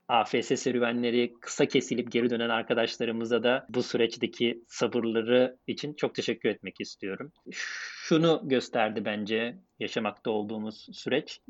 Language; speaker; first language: Turkish; native; Turkish